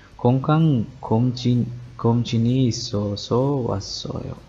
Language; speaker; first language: Korean; non-native, fluent; Sinhala